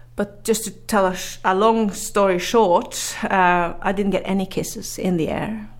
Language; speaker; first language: English; non-native, fluent; Norwegian